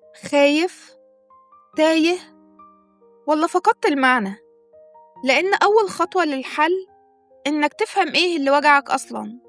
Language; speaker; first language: Arabic; native; Arabic